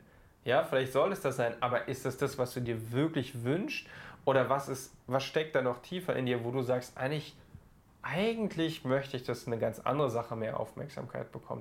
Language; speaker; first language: German; native; German